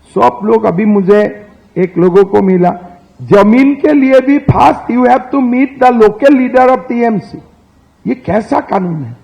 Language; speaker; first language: Hindi; non-native, local second language; Assamese